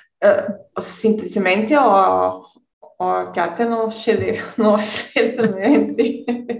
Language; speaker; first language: Italian; non-native, learner; Portuguese